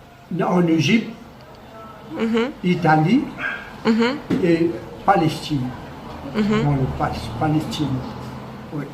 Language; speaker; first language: French; non-native, local second language; Morisyen